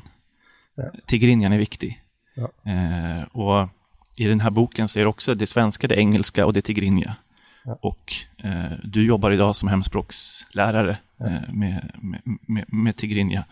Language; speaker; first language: Swedish; native; Swedish